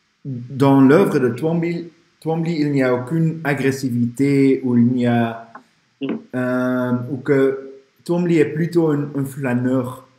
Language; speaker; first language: French; non-native, fluent; Dutch